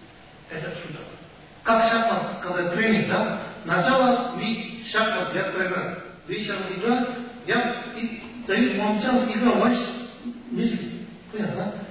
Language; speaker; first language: Russian; non-native, learner; Tibetan